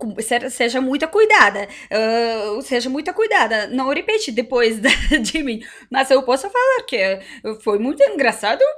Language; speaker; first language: Portuguese; non-native, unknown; Russian